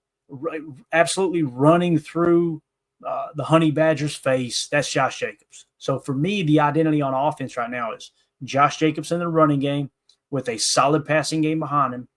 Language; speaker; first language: English; native; English